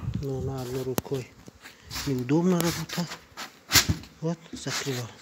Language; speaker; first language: Russian; non-native, learner; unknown